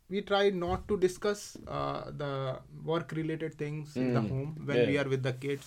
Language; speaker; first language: English; non-native, local second language; Hindi